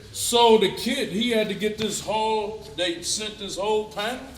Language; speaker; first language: English; native; English